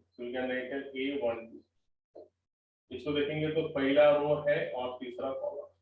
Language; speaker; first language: Hindi; non-native, local second language; Marathi